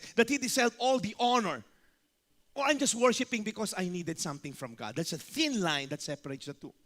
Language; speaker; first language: English; non-native, local second language; Filipino